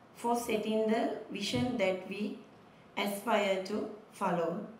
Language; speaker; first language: English; non-native, local second language; Sinhala